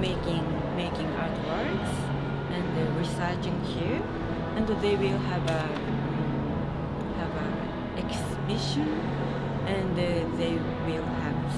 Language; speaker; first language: English; non-native, learner; Japanese